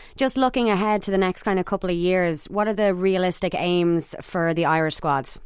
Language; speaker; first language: English; native; English